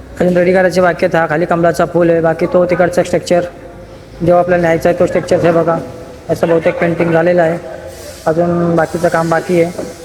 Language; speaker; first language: Marathi; non-native, local second language; Kannada